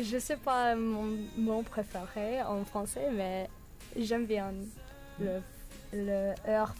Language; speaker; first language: French; non-native, learner; English